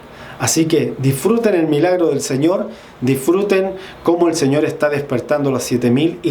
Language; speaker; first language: Spanish; native; Spanish